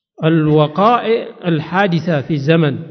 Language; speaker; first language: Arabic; non-native, fluent; Indonesian